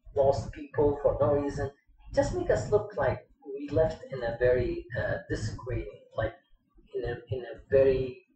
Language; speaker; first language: English; non-native, fluent; Arabic